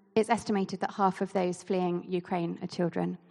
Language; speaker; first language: English; native; English